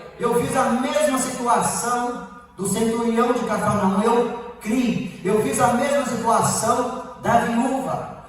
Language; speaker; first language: Portuguese; native; Portuguese